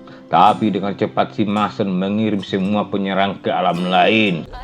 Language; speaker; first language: Indonesian; native; Indonesian